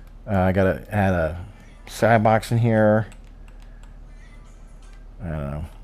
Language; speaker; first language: English; native; English